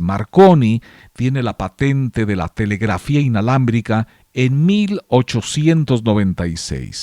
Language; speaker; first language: Spanish; native; Spanish